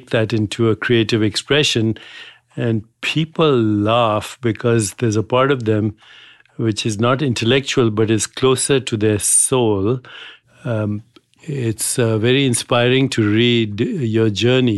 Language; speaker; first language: English; non-native, local second language; Hindi